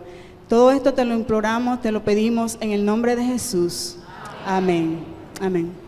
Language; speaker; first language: Spanish; native; Spanish